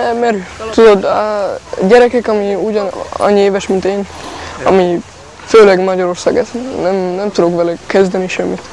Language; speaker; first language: Hungarian; non-native, learner; German